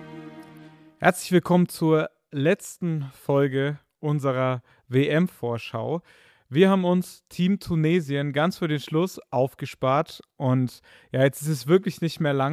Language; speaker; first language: German; native; German